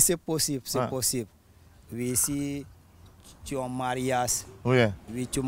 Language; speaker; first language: French; non-native, local second language; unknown